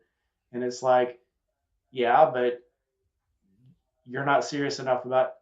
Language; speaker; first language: English; native; English